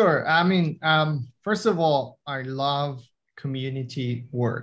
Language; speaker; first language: English; non-native, fluent; Persian